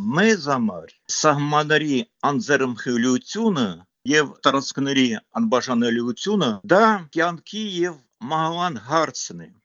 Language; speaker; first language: Armenian; non-native, fluent; Ukrainian